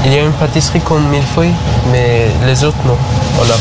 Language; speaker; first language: French; non-native, learner; Persian